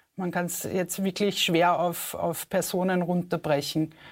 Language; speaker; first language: German; native; German